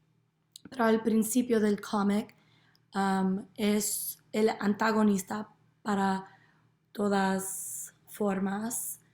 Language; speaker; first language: Spanish; non-native, learner; English